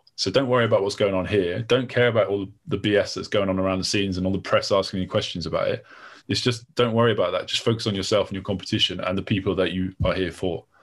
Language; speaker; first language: English; native; English